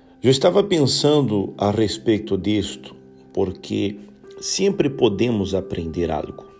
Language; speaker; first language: Portuguese; non-native, learner; Spanish